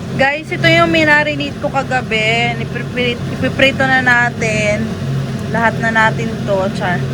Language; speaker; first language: Filipino; native; Filipino